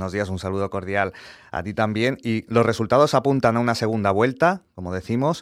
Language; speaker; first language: Spanish; native; Spanish